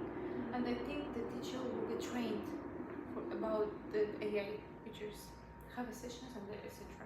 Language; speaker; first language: English; non-native, learner; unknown